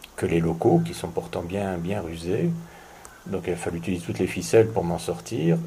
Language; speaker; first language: French; native; French